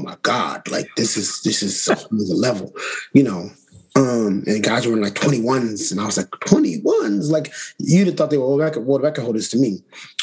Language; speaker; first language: English; native; English